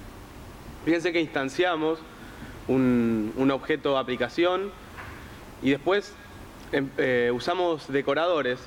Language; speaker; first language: Spanish; native; Spanish